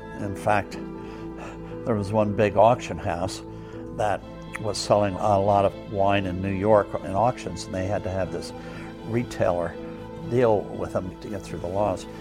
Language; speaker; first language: English; native; English